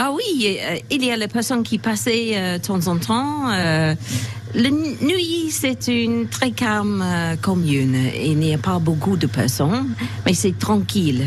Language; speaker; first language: French; non-native, learner; English